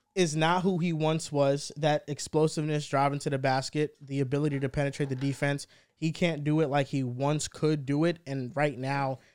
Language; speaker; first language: English; early bilingual, heritage; Spanish